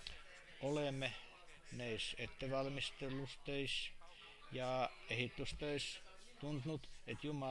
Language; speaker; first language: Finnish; non-native, learner; Estonian